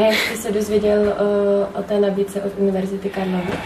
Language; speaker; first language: Czech; native; Czech